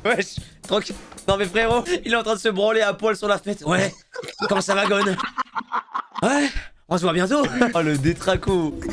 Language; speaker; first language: French; native; French